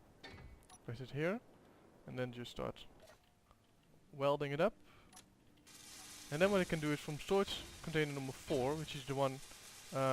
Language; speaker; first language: English; non-native, fluent; Dutch